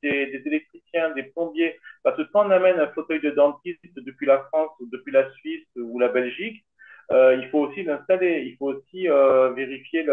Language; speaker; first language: French; native; French